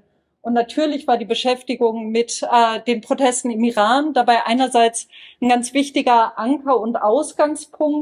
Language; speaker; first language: German; native; German